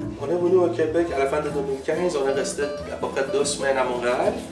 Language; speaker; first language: French; non-native, learner; Persian